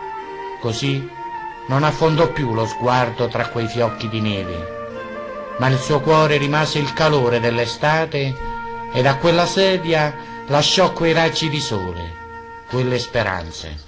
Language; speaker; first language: Italian; native; Italian